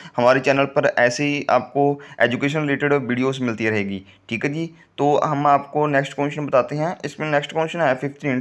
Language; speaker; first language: Hindi; non-native, local second language; Punjabi